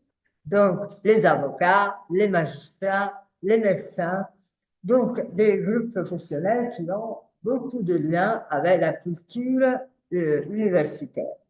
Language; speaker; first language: French; non-native, fluent; Italian